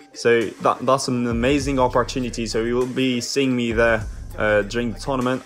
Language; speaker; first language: English; non-native, fluent; French